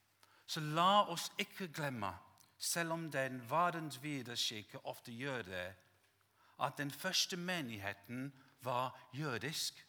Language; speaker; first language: Norwegian; non-native, fluent; English